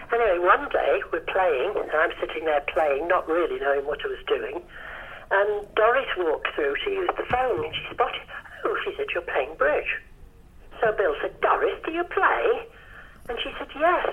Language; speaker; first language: English; native; English